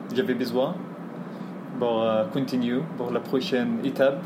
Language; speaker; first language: French; non-native, fluent; Arabic